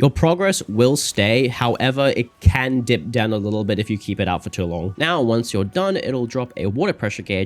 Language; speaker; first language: English; native; English